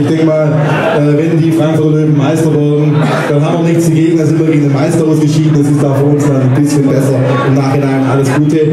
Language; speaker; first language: German; native; German